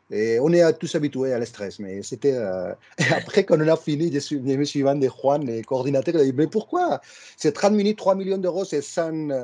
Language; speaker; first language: French; non-native, fluent; Spanish